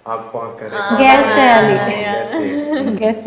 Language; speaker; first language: Telugu; non-native, learner; Hindi